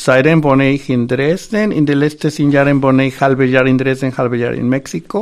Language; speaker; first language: German; non-native, fluent; Spanish